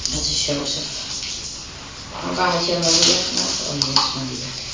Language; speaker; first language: Dutch; native; Dutch